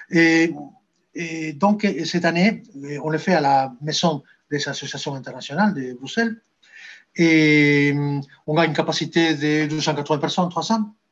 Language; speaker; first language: French; non-native, fluent; Spanish